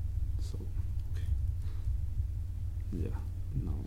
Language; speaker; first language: English; non-native, learner; Chinese